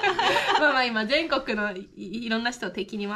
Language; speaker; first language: Japanese; native; Japanese